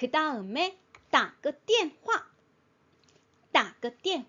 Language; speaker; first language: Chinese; non-native, fluent; Korean